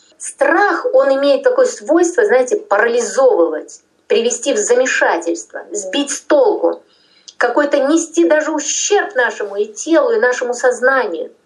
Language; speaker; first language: Russian; non-native, local second language; Tajik